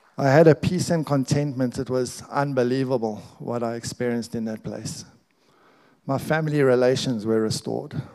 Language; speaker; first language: English; native; English